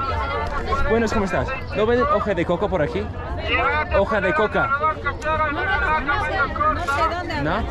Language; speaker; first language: Spanish; non-native, fluent; English